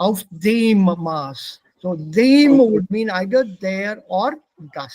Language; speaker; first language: German; non-native, fluent; Hindi